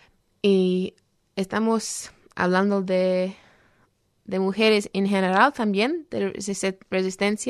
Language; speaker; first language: Spanish; non-native, fluent; English